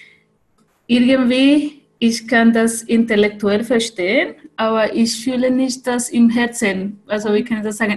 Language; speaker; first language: German; non-native, fluent; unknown